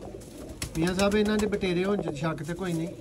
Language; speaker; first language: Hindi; non-native, local second language; Punjabi